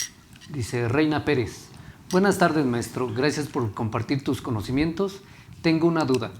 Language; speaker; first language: Spanish; native; Spanish